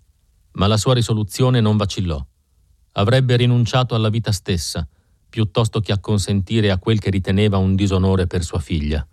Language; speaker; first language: Italian; native; Italian